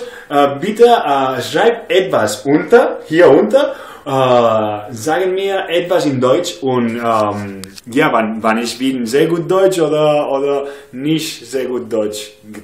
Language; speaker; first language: German; non-native, learner; English